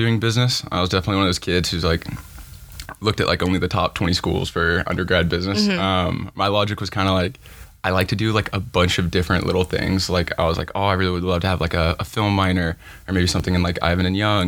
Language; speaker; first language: English; native; English